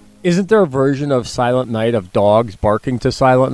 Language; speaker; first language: English; native; English